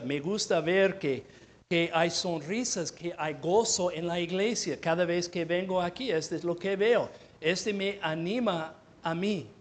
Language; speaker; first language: Spanish; non-native, fluent; English